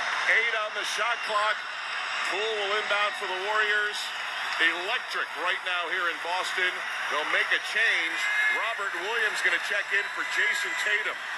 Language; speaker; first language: English; native; English